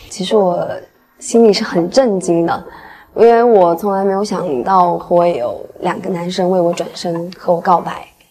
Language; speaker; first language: Chinese; native; Chinese